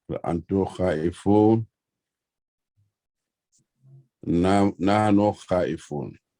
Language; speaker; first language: Arabic; non-native, learner; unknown